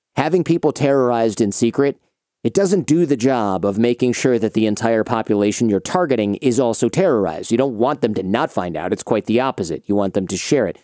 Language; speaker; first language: English; native; English